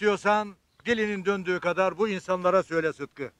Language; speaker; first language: Turkish; native; Turkish